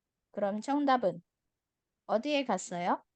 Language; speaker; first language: Korean; non-native, fluent; Indonesian